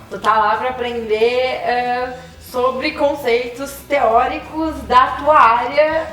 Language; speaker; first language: Portuguese; native; Portuguese